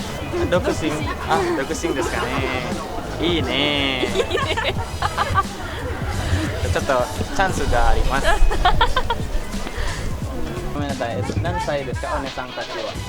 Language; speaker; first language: Japanese; non-native, learner; Indonesian